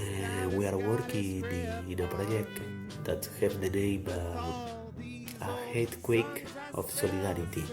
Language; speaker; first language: English; non-native, learner; Spanish